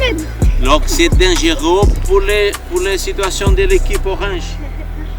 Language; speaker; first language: French; non-native, learner; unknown